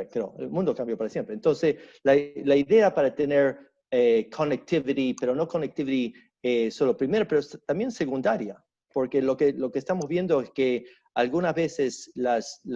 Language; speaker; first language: Spanish; early bilingual, heritage; Spanish